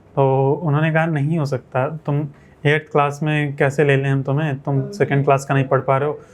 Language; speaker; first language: Hindi; native; Hindi